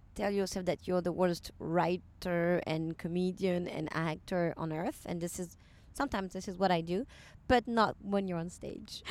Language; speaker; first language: English; non-native, fluent; French